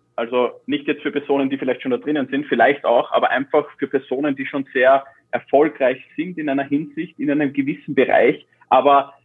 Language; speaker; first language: German; native; German